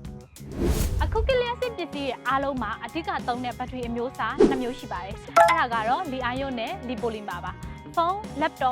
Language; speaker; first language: Burmese; native; Burmese